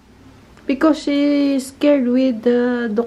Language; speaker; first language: English; non-native, learner; Filipino